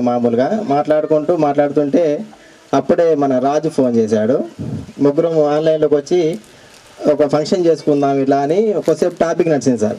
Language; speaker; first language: Telugu; native; Telugu